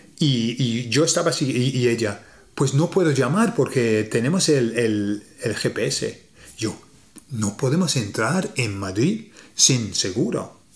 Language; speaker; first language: Spanish; non-native, fluent; English